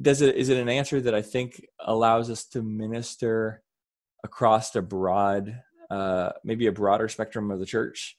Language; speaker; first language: English; native; English